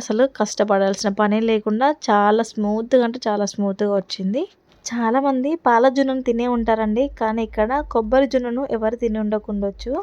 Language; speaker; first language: Telugu; native; Telugu